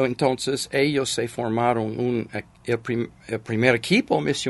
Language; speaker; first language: Spanish; non-native, fluent; English